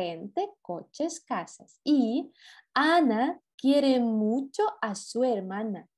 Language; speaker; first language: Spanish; non-native, fluent; Russian